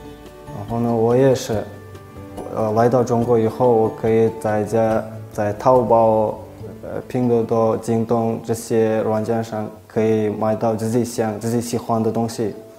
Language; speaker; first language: Chinese; non-native, learner; Kazakh